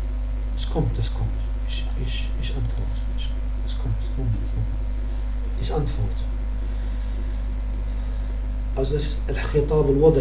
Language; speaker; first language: German; non-native, learner; Arabic